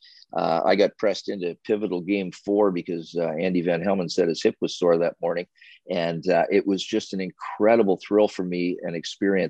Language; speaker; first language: English; native; English